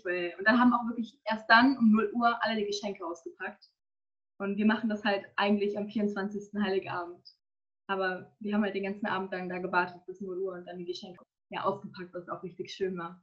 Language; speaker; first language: German; native; German